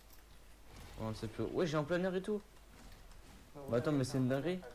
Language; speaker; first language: French; native; French